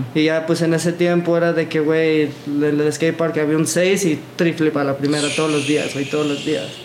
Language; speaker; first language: Spanish; early bilingual, other home language; English